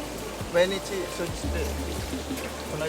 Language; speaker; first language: Japanese; non-native, learner; Indonesian